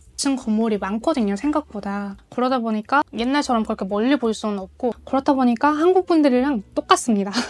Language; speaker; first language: Korean; non-native, fluent; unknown